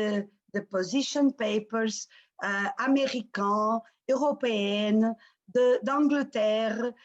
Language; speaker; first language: French; non-native, fluent; Portuguese